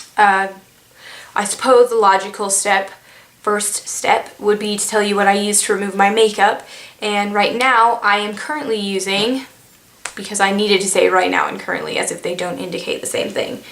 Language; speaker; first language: English; native; English